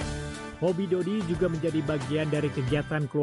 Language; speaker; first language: Indonesian; native; Indonesian